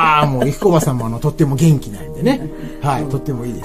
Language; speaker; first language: Japanese; native; Japanese